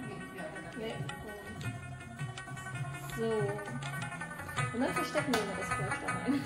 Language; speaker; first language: German; early bilingual, other home language; Persian